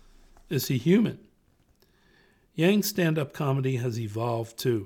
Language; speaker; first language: English; native; English